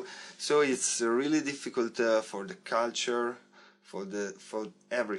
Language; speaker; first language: English; non-native, learner; Italian